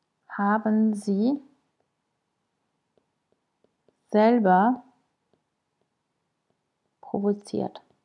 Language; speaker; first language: German; non-native, fluent; French